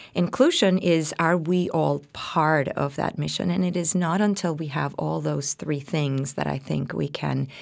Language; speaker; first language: English; non-native, fluent; Spanish